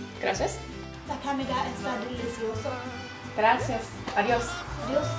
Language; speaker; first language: Spanish; non-native, learner; English